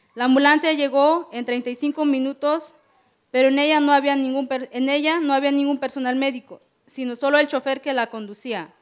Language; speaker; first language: Spanish; non-native, local second language; Tzeltal